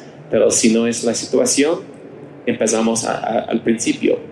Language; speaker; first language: Spanish; non-native, learner; English